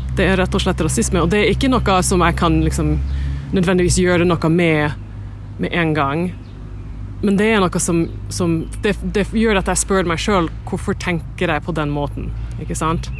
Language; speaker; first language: Norwegian; non-native, fluent; English